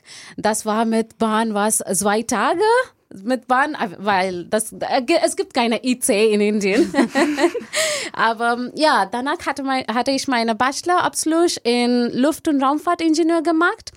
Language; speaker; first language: German; non-native, fluent; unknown